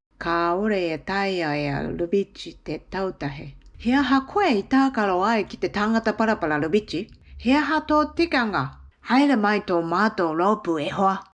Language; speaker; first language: Māori; non-native, learner; Japanese